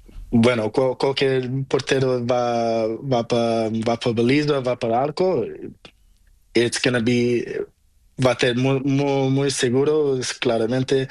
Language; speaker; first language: Spanish; non-native, learner; Portuguese